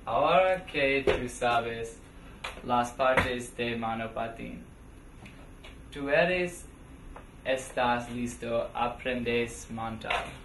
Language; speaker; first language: Spanish; non-native, learner; English